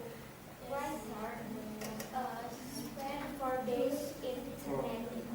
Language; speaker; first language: English; non-native, learner; Indonesian